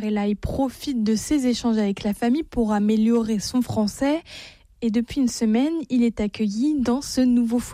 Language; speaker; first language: French; native; French